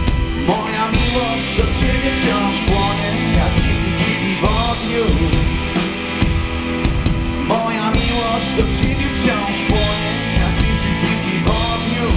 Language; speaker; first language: Polish; native; Polish